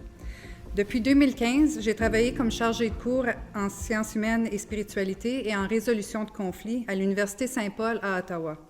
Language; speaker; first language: French; native; French